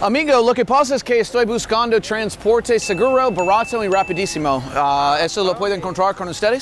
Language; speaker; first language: Spanish; non-native, fluent; English